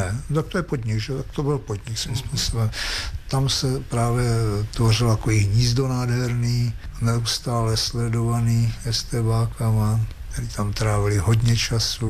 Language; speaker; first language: Czech; native; Czech